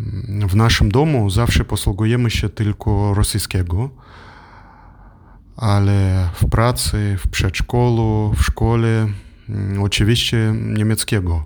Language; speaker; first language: Polish; non-native, learner; German